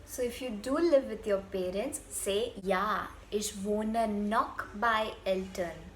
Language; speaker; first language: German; non-native, learner; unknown